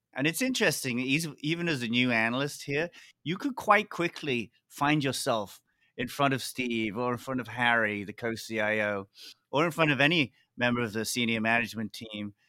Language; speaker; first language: English; native; English